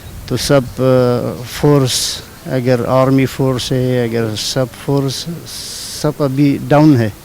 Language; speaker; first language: Hindi; non-native, learner; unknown